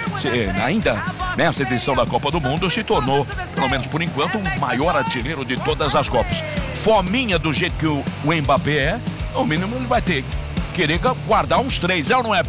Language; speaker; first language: Portuguese; native; Portuguese